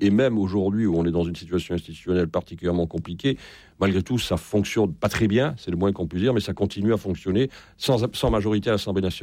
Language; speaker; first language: French; native; French